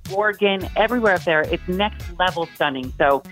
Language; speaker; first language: English; native; English